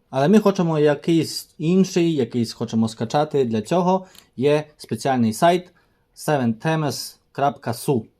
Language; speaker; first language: Ukrainian; native; Ukrainian